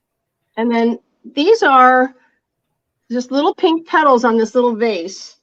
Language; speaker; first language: English; native; English